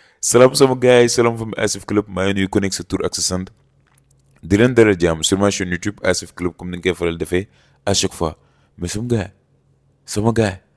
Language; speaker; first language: French; non-native, local second language; Wolof